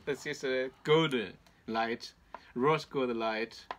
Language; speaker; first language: English; non-native, learner; Chinese